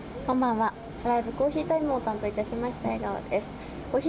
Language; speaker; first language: Japanese; native; Japanese